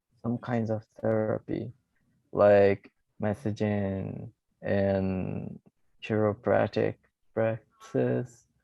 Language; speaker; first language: English; non-native, fluent; Portuguese